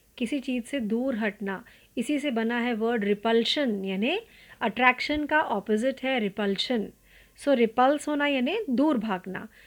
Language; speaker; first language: Hindi; non-native, local second language; Marathi